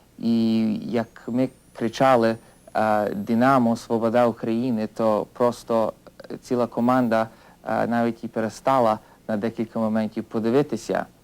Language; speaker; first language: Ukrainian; early bilingual, heritage; Ukrainian